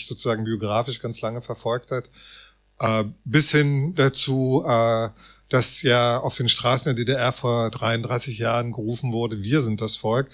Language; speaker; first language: German; native; German